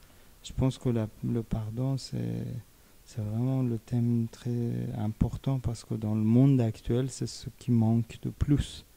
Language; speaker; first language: French; non-native, fluent; Persian